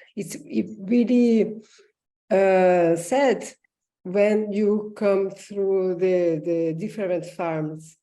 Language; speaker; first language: English; non-native, learner; Portuguese